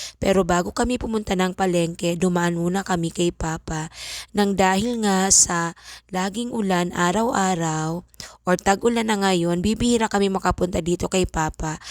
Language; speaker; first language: Filipino; non-native, local second language; Bikol